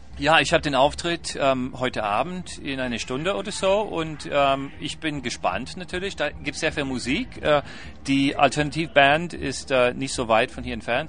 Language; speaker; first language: German; non-native, fluent; English